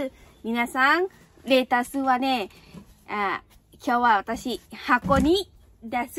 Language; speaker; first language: Japanese; non-native, learner; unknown